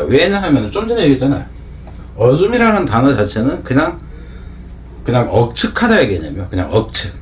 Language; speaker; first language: Korean; native; Korean